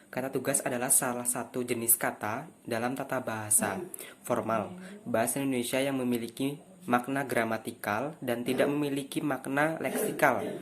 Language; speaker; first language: Indonesian; native; Indonesian